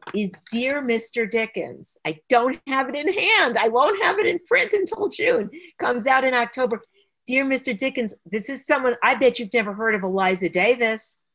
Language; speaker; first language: English; native; English